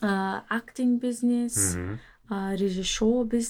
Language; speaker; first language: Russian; non-native, learner; English